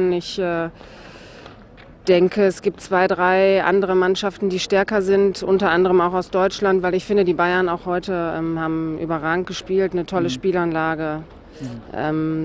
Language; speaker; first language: German; native; German